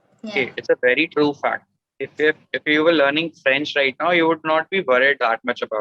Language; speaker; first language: English; non-native, local second language; Hindi